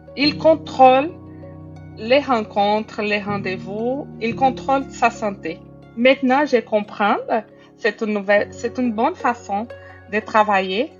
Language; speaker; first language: French; non-native, fluent; Portuguese